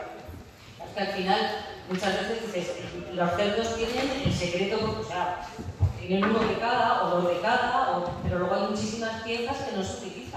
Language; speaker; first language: Spanish; native; Spanish